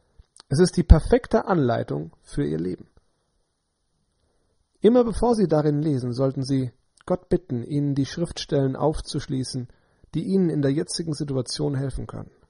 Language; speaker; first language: German; native; German